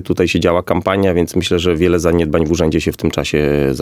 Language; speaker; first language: Polish; native; Polish